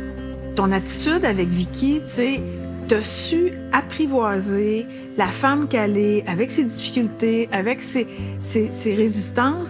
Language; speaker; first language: French; native; French